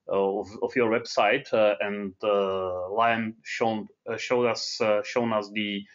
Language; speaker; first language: English; non-native, fluent; Czech